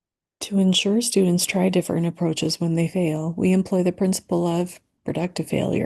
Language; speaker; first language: English; native; English